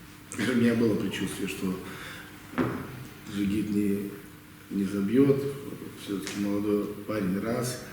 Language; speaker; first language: Russian; native; Russian